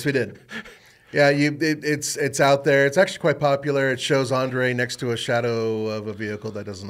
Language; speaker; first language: English; native; English